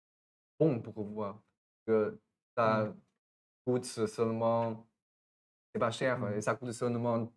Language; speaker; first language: French; non-native, fluent; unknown